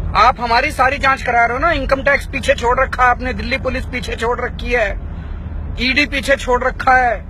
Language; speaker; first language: Hindi; native; Hindi